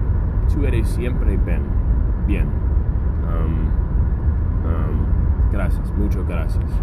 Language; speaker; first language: Spanish; non-native, learner; English